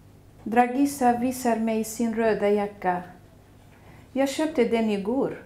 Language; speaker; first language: Swedish; non-native, fluent; Kurdish